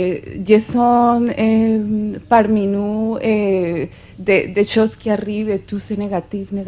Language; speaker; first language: French; non-native, fluent; Spanish